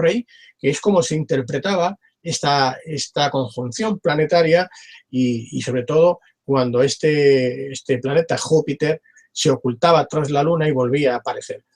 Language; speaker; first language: Spanish; native; Spanish